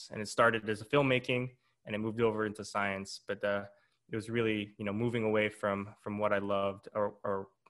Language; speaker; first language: English; native; English